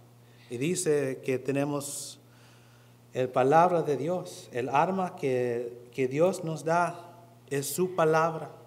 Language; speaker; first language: Spanish; non-native, learner; English